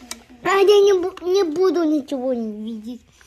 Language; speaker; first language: Russian; early bilingual, heritage; Russian